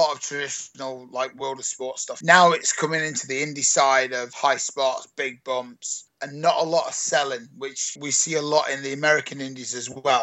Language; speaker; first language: English; native; English